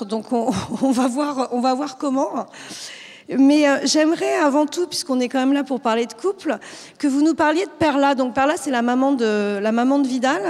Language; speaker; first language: French; native; French